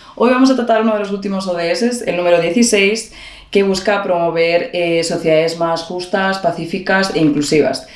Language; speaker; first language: Spanish; native; Spanish